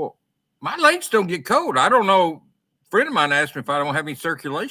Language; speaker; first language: English; native; English